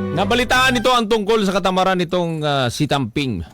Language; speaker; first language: Filipino; non-native, local second language; Cebuano